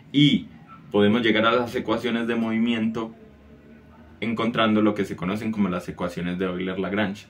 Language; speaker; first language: Spanish; native; Spanish